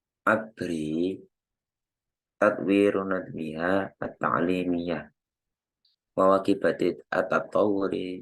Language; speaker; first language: Arabic; non-native, learner; Indonesian